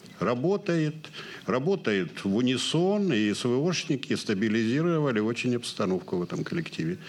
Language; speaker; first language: Russian; native; Russian